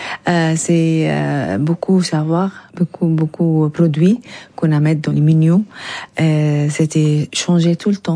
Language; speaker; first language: French; non-native, learner; Arabic